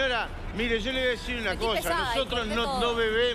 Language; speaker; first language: Spanish; native; Spanish